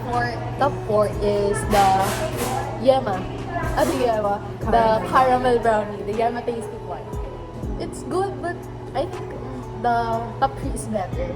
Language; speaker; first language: English; non-native, local second language; Filipino